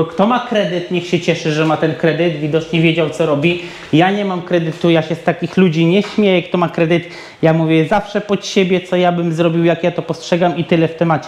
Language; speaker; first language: Polish; native; Polish